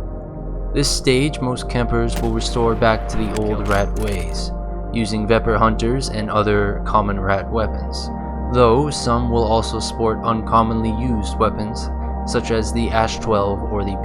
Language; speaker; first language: English; native; English